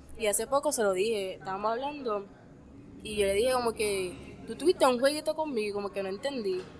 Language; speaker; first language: Spanish; native; Spanish